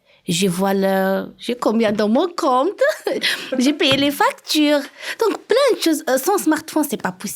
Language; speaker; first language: French; non-native, learner; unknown